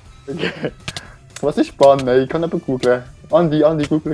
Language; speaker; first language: German; native; German